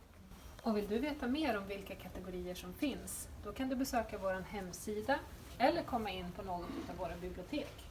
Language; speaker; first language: Swedish; native; Swedish